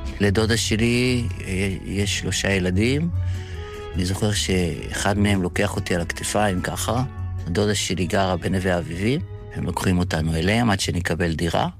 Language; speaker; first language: Hebrew; early bilingual, other home language; Yiddish